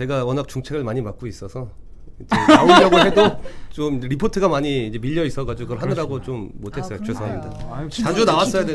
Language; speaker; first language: Korean; native; Korean